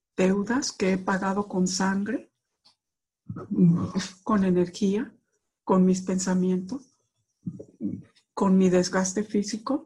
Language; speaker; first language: Spanish; native; Spanish